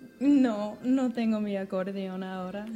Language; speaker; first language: Spanish; non-native, learner; English